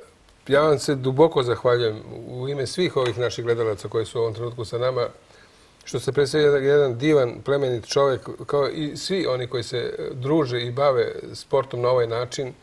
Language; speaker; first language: Croatian; native; Croatian